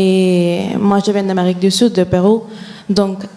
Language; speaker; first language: French; non-native, fluent; Spanish